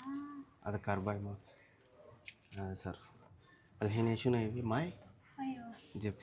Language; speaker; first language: Arabic; non-native, learner; Telugu